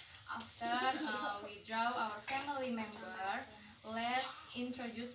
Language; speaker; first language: English; non-native, learner; Indonesian